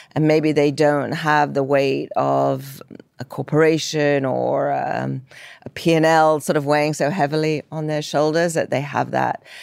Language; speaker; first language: English; native; English